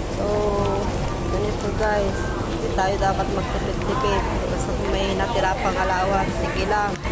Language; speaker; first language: Filipino; native; Filipino